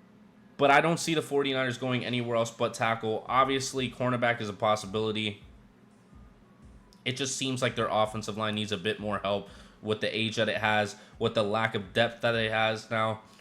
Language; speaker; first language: English; native; English